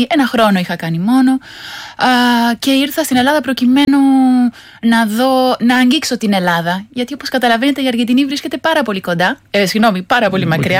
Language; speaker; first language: Greek; non-native, fluent; Spanish